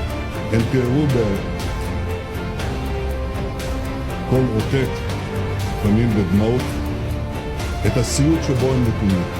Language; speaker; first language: Hebrew; native; Hebrew